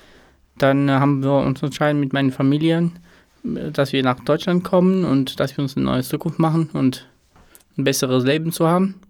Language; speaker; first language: German; non-native, fluent; Romanian